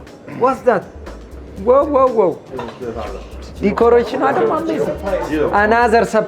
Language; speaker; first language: English; non-native, learner; Amharic